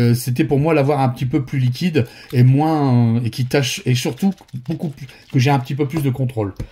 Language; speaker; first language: French; native; French